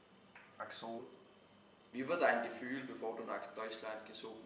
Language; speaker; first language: German; non-native, learner; Danish